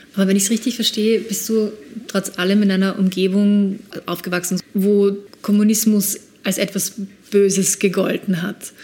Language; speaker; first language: German; native; German